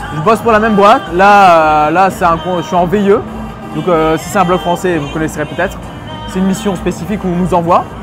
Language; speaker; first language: French; native; French